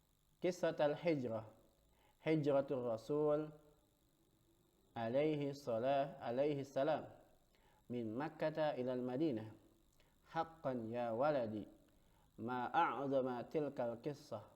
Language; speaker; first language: Arabic; non-native, fluent; Indonesian